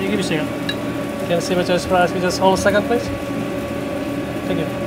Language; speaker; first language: English; non-native, fluent; Indonesian